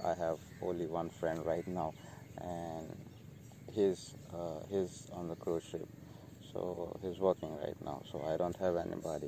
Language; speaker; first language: English; non-native, local second language; Konkani